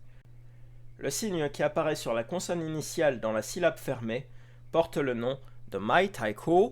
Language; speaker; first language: French; native; French